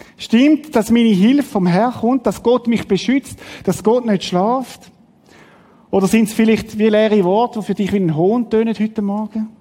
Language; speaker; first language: German; native; German